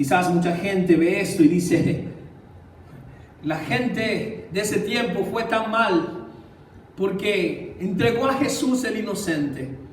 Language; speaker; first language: Spanish; native; Spanish